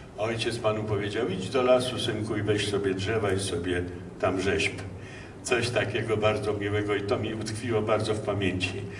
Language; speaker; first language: Polish; native; Polish